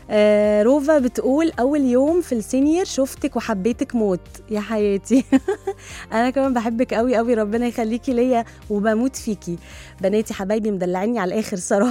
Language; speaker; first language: Arabic; native; Arabic